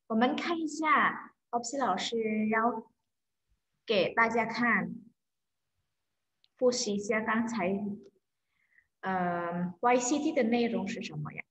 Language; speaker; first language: Chinese; non-native, fluent; Indonesian